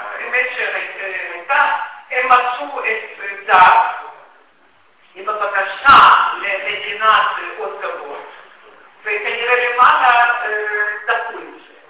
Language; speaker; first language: Hebrew; non-native, fluent; Russian